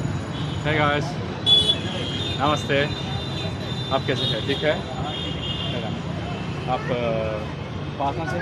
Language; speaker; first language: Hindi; non-native, learner; Italian